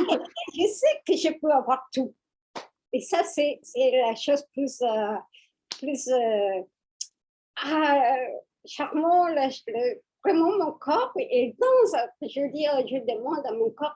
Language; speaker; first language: French; non-native, fluent; Spanish